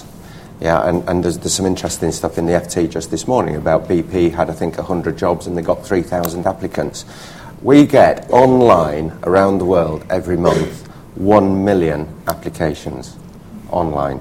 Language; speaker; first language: English; native; English